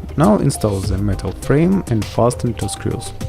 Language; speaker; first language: English; non-native, fluent; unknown